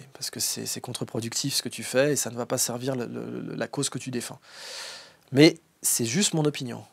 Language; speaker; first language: French; native; French